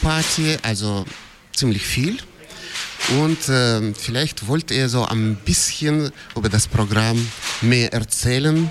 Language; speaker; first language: German; non-native, fluent; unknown